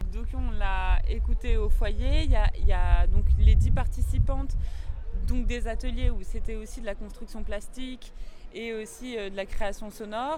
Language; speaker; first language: French; native; French